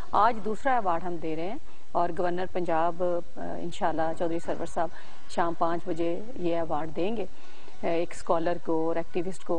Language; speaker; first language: Urdu; non-native, local second language; Punjabi